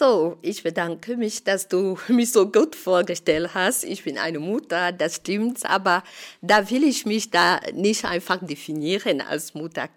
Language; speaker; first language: German; non-native, fluent; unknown